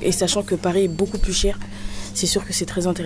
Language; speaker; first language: French; non-native, fluent; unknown